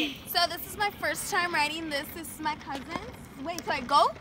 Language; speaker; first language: English; early bilingual, other home language; Spanish